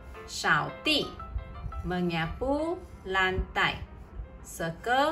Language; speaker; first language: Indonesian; non-native, local second language; Chinese